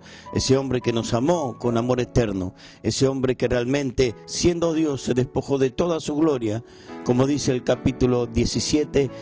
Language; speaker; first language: Spanish; native; Spanish